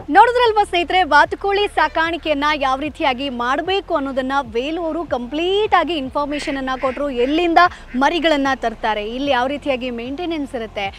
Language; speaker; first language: Kannada; native; Kannada